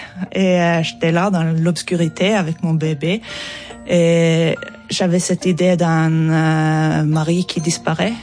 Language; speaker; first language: French; non-native, fluent; Norwegian